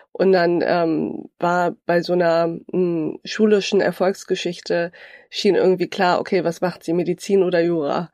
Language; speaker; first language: German; early bilingual, other home language; Turkish